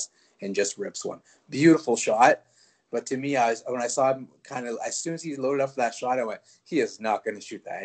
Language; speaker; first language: English; non-native, fluent; French